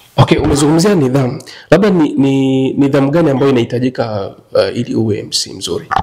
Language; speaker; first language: Swahili; native; Swahili